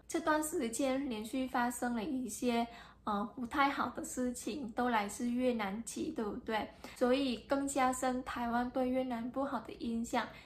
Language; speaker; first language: Chinese; non-native, fluent; Vietnamese